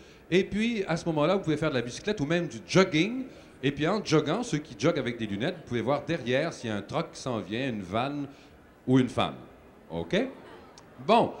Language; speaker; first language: French; native; French